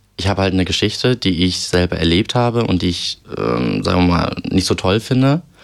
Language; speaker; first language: German; early bilingual, other home language; Albanian